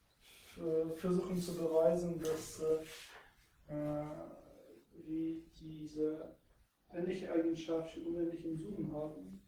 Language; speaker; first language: German; non-native, fluent; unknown